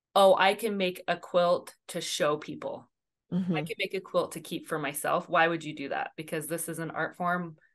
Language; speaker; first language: English; native; English